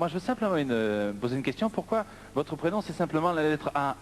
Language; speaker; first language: French; native; French